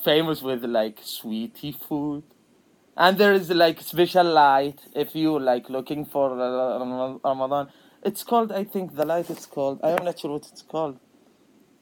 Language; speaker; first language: English; non-native, learner; Arabic